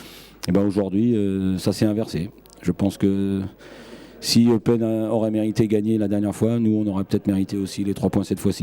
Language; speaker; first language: French; native; French